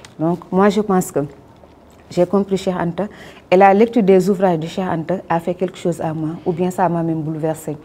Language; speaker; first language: French; non-native, local second language; Wolof